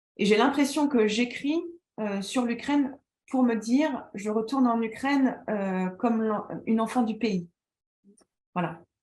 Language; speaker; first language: French; native; French